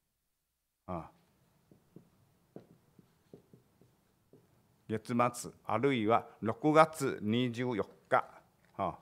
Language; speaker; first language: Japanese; non-native, fluent; Chinese